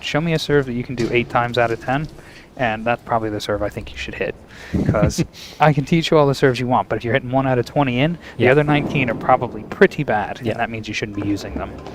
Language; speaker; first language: English; native; English